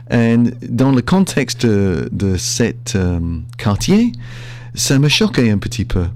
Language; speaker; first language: French; non-native, fluent; English